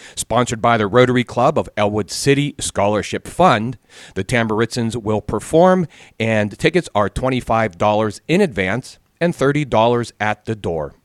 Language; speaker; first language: English; native; English